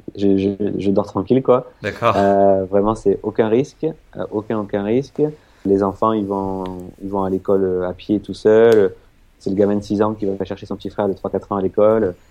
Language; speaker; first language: French; native; French